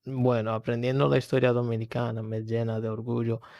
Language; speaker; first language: Spanish; early bilingual, other home language; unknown